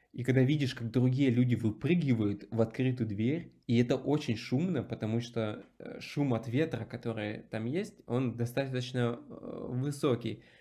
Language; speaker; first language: Russian; native; Russian